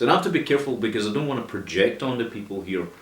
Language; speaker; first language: English; native; English